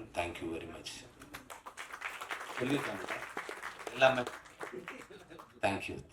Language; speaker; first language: Tamil; non-native, learner; Malayalam